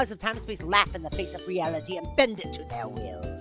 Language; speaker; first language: English; native; English